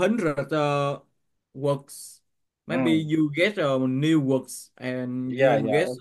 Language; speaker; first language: English; non-native, learner; Vietnamese